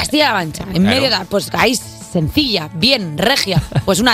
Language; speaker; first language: Spanish; native; Spanish